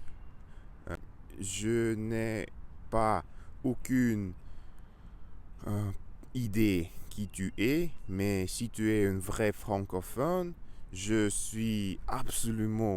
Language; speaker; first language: French; non-native, learner; Russian